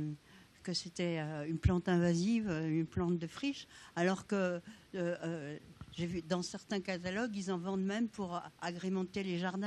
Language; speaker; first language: French; native; French